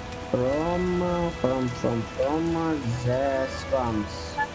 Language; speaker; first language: English; non-native, learner; Ukrainian